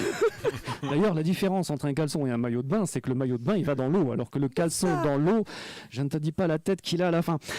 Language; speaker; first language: French; native; French